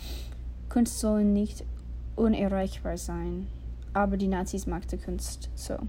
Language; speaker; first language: German; non-native, learner; English